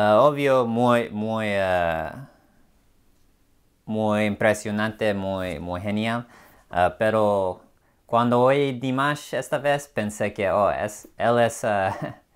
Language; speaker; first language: Spanish; non-native, learner; English